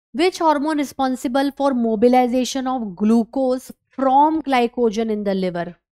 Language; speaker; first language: Hindi; native; Hindi